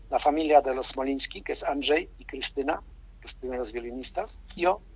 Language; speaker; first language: Spanish; non-native, fluent; Polish